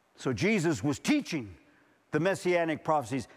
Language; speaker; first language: English; early bilingual, other home language; Spanish